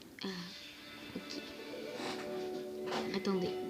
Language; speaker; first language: French; native; French